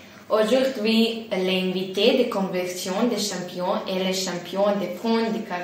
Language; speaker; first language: French; non-native, learner; Serbian